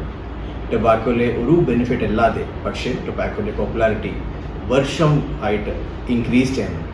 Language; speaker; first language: Malayalam; non-native, learner; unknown